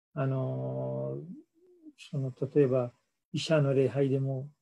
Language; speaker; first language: Japanese; non-native, fluent; Urdu